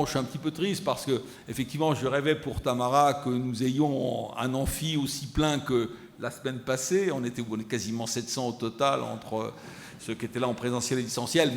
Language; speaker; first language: French; native; French